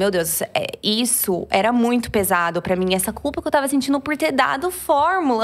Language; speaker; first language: Portuguese; native; Portuguese